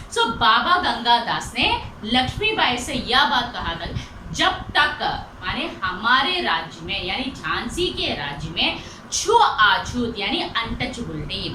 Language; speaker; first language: Hindi; non-native, local second language; Telugu